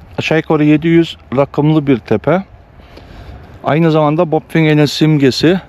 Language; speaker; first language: Turkish; early bilingual, heritage; Turkish